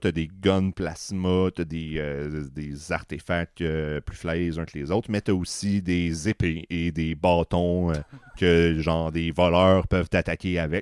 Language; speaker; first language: French; native; French